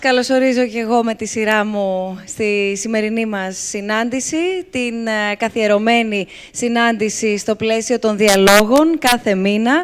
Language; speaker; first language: Greek; native; Greek